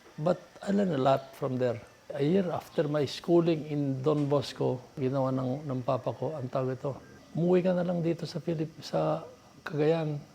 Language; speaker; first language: Filipino; non-native, local second language; Iloko